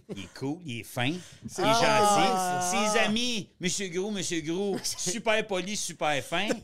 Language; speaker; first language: French; native; French